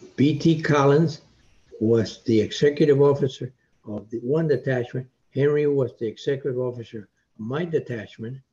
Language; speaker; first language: English; non-native, fluent; Spanish